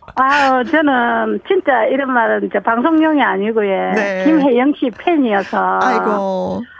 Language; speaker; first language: Korean; native; Korean